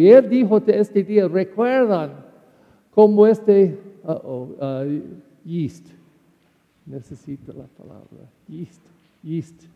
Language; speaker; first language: Spanish; non-native, learner; English